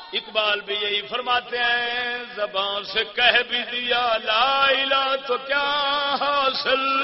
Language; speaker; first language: Urdu; non-native, local second language; Punjabi